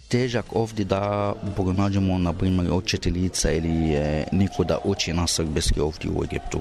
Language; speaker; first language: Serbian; non-native, learner; Arabic